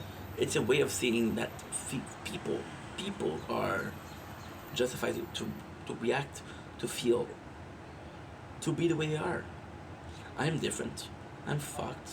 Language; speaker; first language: English; non-native, local second language; French